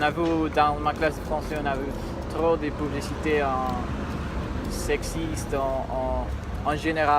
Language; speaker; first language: French; non-native, learner; Spanish